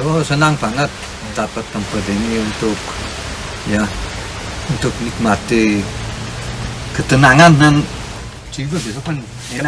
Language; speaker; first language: Indonesian; non-native, fluent; German